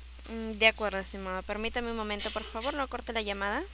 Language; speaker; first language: Spanish; native; Spanish